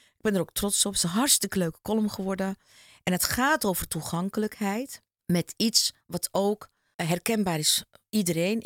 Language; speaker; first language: Dutch; early bilingual, other home language; Turkish